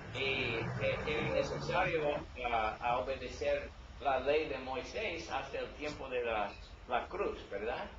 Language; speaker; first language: Spanish; non-native, learner; English